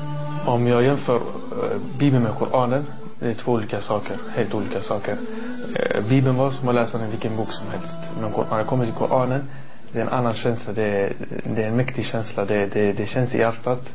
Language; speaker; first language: Swedish; non-native, learner; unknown